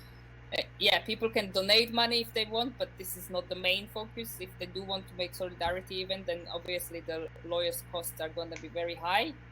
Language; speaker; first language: English; non-native, fluent; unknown